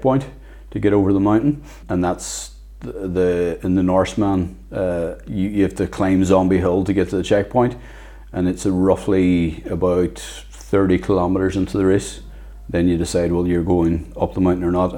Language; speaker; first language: English; native; English